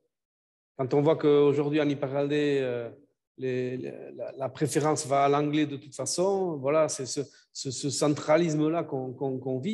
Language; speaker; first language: French; native; French